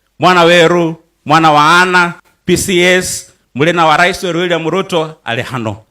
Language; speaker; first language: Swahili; non-native, local second language; Luyia